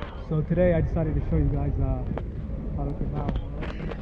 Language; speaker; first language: English; early bilingual, other home language; Spanish